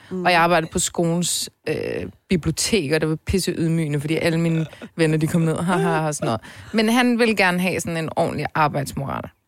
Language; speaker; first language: Danish; early bilingual, other home language; Turkish